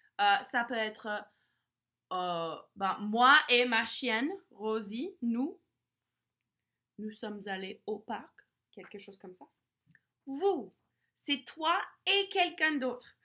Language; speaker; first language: French; non-native, fluent; English